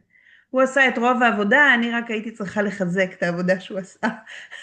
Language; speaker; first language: Hebrew; native; Hebrew